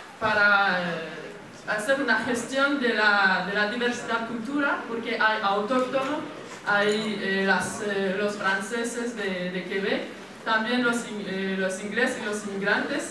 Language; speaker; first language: Spanish; non-native, learner; French